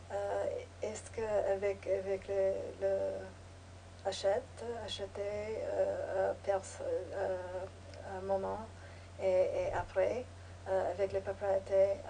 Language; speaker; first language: French; non-native, learner; English